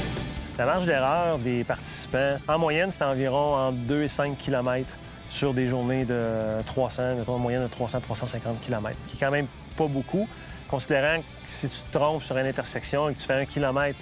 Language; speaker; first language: French; native; French